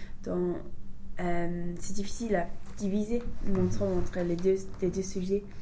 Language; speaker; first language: French; non-native, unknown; English